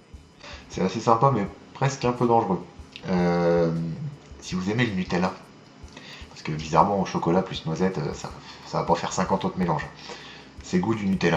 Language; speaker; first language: French; native; French